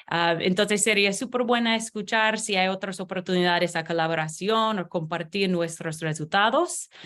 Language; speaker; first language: Spanish; non-native, learner; English